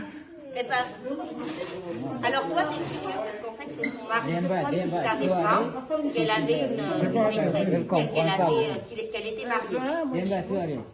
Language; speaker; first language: French; native; French